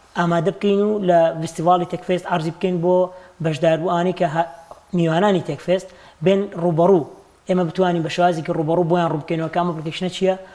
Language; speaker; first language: Central Kurdish; native; Central Kurdish